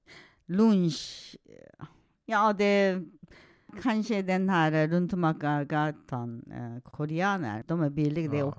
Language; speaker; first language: Swedish; non-native, fluent; Korean